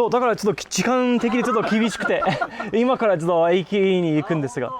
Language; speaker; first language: Japanese; non-native, fluent; English